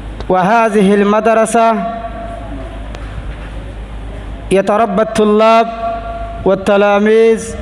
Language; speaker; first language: Arabic; non-native, learner; Rohingya